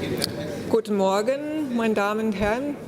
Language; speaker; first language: German; non-native, fluent; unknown